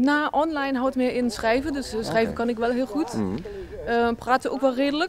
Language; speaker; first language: Dutch; native; Dutch